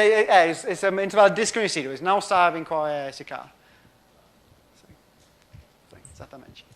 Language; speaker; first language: Portuguese; non-native, fluent; English